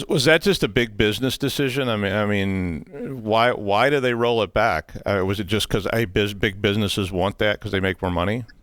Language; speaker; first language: English; native; English